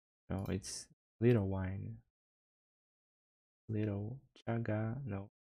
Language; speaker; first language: English; non-native, fluent; Portuguese